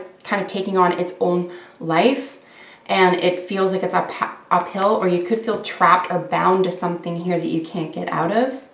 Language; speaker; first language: English; native; English